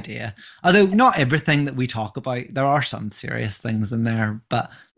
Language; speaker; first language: English; native; English